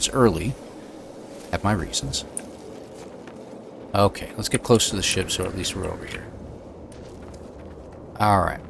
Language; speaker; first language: English; native; English